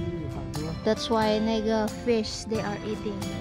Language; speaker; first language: English; non-native, learner; Filipino